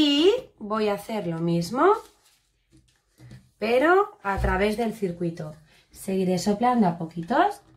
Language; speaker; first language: Spanish; native; Spanish